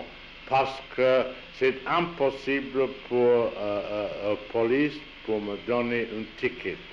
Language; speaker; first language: French; non-native, learner; English